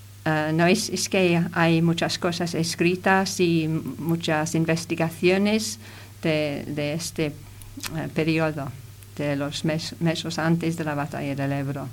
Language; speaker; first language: Spanish; non-native, fluent; English